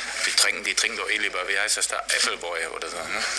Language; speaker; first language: German; native; German